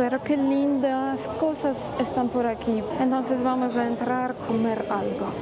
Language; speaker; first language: Spanish; non-native, fluent; Polish